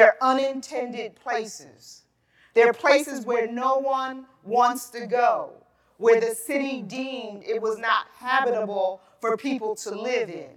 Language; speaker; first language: English; native; English